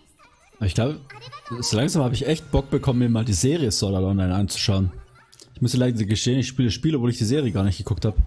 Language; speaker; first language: German; native; German